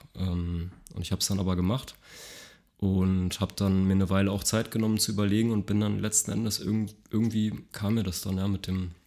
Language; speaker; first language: German; native; German